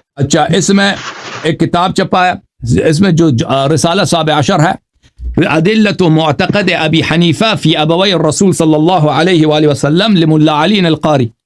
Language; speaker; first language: Urdu; non-native, fluent; Persian